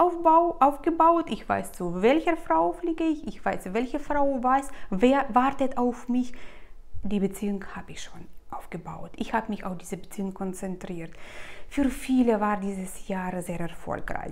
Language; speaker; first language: German; non-native, fluent; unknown